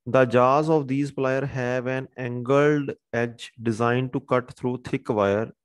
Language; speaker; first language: English; non-native, local second language; Punjabi